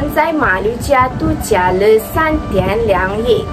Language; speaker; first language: Chinese; non-native, learner; Malay